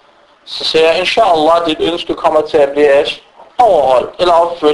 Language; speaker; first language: Danish; non-native, fluent; Arabic